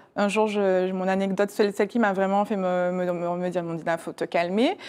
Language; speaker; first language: French; native; French